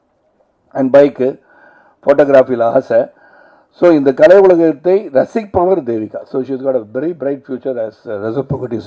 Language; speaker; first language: Tamil; native; Tamil